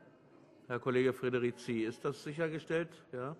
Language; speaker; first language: German; native; German